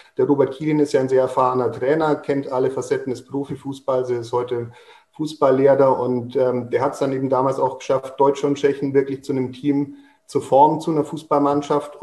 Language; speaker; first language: German; native; German